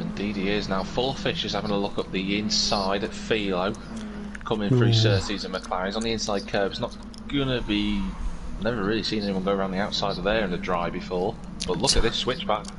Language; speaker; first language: English; native; English